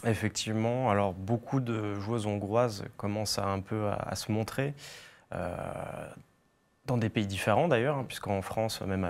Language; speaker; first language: French; native; French